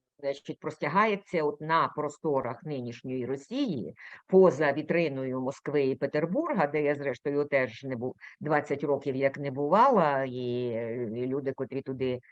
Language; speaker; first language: Ukrainian; native; Ukrainian